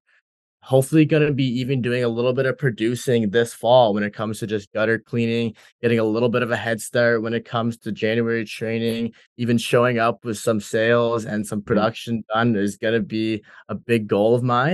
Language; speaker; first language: English; native; English